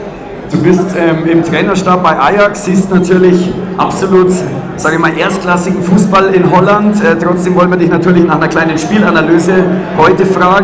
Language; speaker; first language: German; native; German